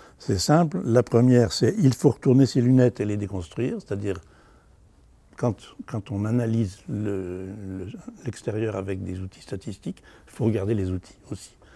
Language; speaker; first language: French; native; French